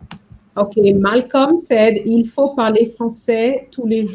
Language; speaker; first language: French; non-native, fluent; English